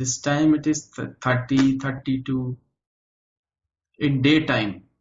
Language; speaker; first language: English; native; English